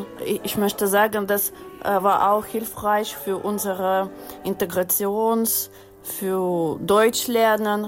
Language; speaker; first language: German; non-native, learner; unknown